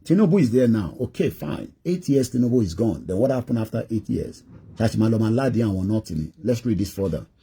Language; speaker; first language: English; non-native, local second language; Yoruba